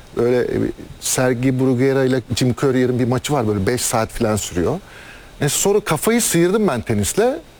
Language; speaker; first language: Turkish; native; Turkish